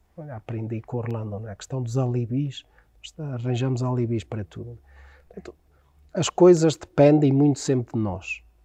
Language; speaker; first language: Portuguese; native; Portuguese